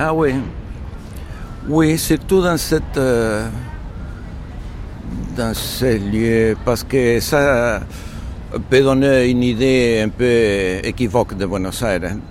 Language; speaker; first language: French; non-native, fluent; Spanish